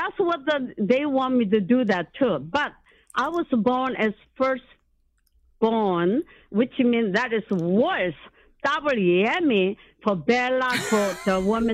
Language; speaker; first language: English; non-native, learner; Korean